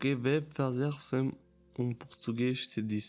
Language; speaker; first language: Portuguese; non-native, learner; German